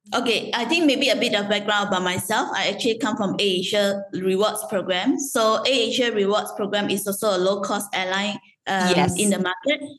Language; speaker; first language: English; non-native, local second language; Chinese